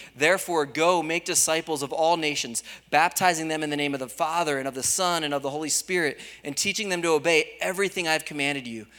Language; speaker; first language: English; native; English